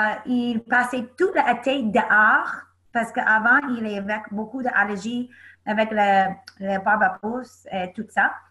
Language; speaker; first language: French; non-native, learner; English